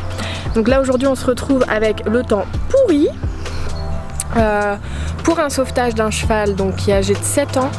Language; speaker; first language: French; native; French